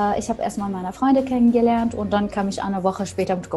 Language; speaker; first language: German; non-native, fluent; Arabic